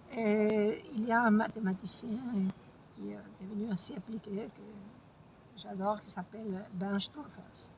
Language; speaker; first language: French; non-native, fluent; Spanish